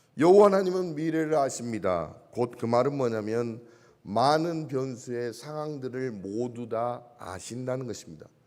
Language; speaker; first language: Korean; native; Korean